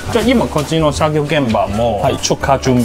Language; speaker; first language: Japanese; non-native, learner; Cantonese